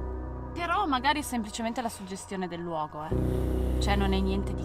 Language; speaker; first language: Italian; native; Italian